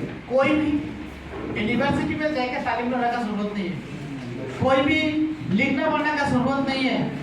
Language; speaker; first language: Hindi; non-native, fluent; Bangla